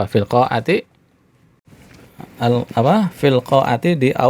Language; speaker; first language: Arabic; non-native, fluent; Indonesian